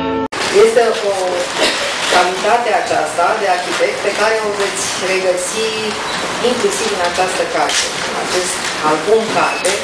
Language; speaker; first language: Romanian; native; Romanian